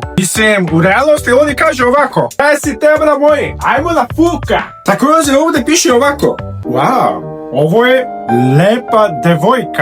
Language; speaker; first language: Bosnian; non-native, fluent; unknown